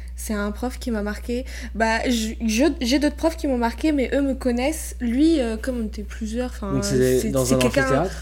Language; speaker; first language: French; non-native, local second language; Arabic